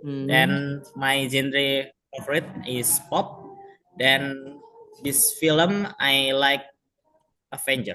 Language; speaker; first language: English; non-native, learner; Indonesian